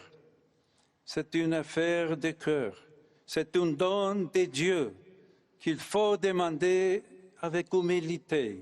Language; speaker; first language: French; non-native, fluent; English